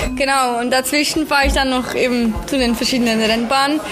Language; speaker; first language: German; native; German